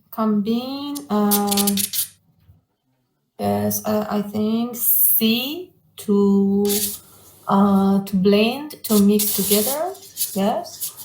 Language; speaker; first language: English; non-native, learner; Persian